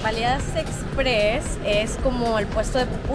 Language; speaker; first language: Spanish; native; Spanish